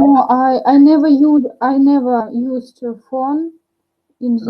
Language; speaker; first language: English; non-native, learner; Russian